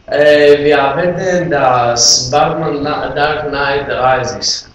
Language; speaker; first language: German; non-native, learner; Greek